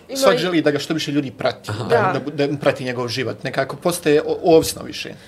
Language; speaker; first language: Bosnian; native; Bosnian